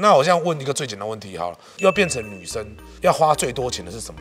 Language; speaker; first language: Chinese; native; Chinese